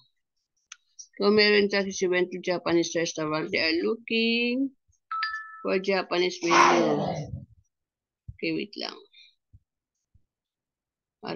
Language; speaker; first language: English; non-native, local second language; Filipino